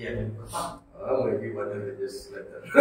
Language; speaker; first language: English; non-native, learner; Indonesian